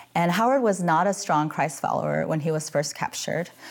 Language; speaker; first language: English; native; English